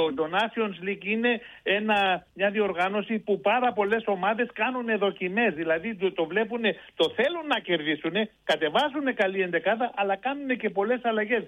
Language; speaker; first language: Greek; early bilingual, heritage; Greek